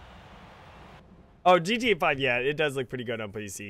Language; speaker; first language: English; native; English